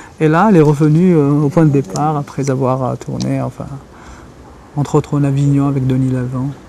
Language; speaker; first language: French; non-native, local second language; Kabyle